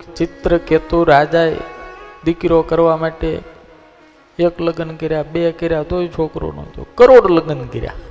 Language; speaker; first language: Gujarati; native; Gujarati